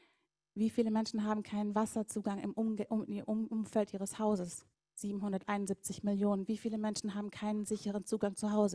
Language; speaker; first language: German; native; German